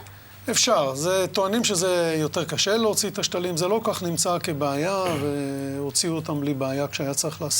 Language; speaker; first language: Hebrew; native; Hebrew